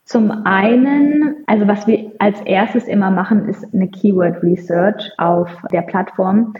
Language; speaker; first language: German; native; German